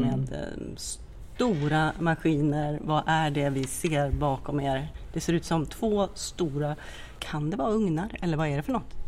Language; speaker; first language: Swedish; native; Swedish